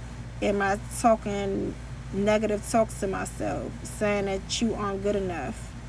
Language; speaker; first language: English; native; English